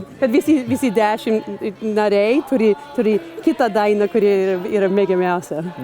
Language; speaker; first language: Lithuanian; early bilingual, heritage; English